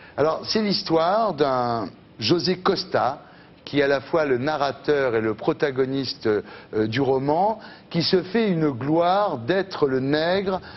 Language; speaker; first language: French; native; French